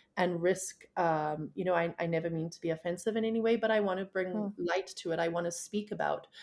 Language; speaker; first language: English; native; English